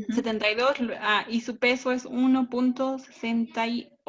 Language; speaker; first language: Spanish; native; Spanish